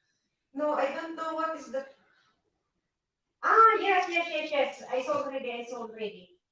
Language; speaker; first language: English; non-native, local second language; Filipino